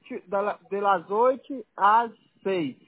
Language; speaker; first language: Spanish; non-native, learner; Portuguese